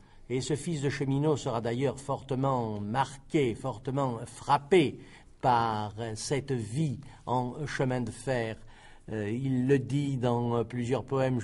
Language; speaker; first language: French; native; French